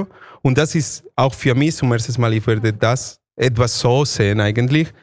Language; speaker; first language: German; non-native, fluent; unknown